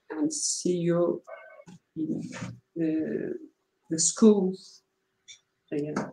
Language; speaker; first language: English; non-native, learner; Turkish